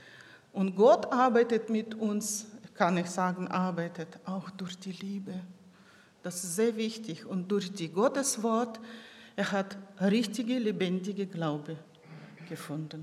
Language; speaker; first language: German; non-native, local second language; Russian